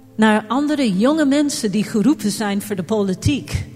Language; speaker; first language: Dutch; non-native, fluent; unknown